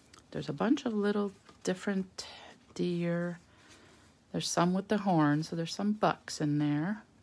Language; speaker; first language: English; native; English